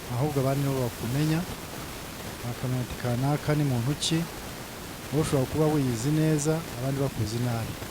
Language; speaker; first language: Kinyarwanda; early bilingual, heritage; Kinyarwanda